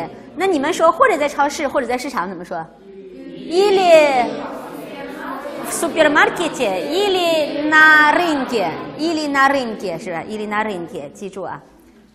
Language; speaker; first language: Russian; non-native, fluent; Chinese